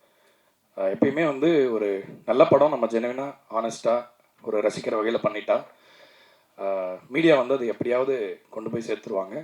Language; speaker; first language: Tamil; native; Tamil